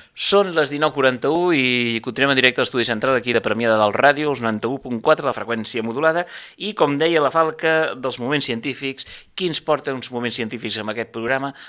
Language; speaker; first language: Catalan; native; Catalan